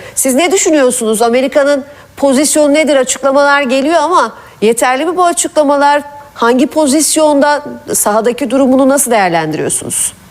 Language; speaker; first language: Turkish; native; Turkish